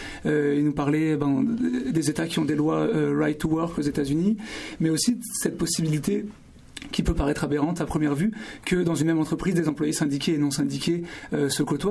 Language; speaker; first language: French; native; French